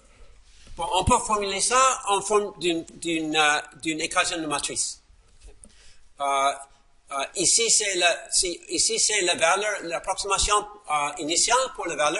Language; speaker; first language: French; non-native, fluent; English